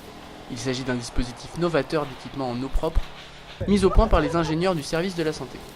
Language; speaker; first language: French; native; French